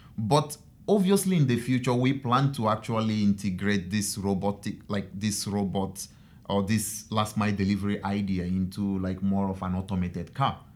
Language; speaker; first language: English; non-native, local second language; Igbo